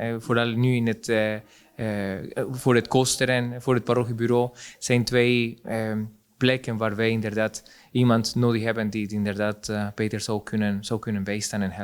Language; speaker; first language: Dutch; non-native, fluent; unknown